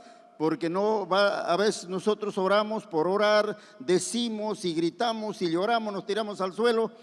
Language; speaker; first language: Spanish; native; Spanish